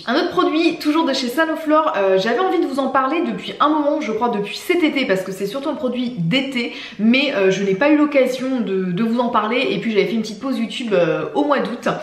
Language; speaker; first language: French; native; French